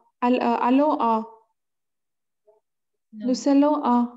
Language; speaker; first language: French; non-native, learner; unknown